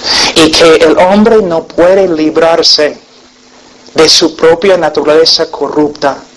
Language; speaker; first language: Spanish; non-native, fluent; English